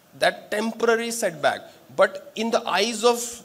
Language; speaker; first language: English; non-native, local second language; Marathi